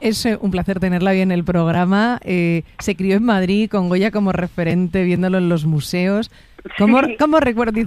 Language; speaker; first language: Spanish; native; Spanish